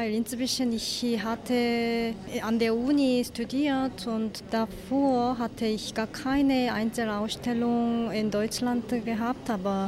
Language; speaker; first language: German; non-native, learner; Korean